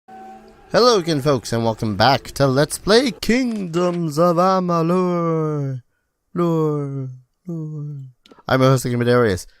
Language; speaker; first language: English; native; English